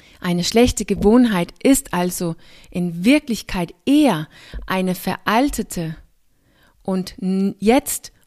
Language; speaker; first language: German; non-native, fluent; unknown